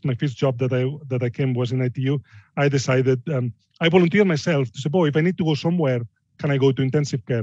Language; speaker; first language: English; non-native, fluent; Spanish